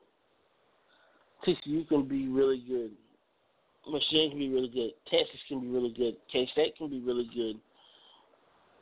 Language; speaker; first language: English; native; English